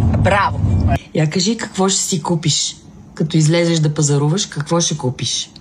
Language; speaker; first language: Bulgarian; native; Bulgarian